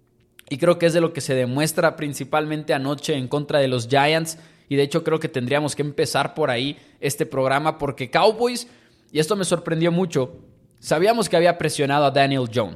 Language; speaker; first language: Spanish; native; Spanish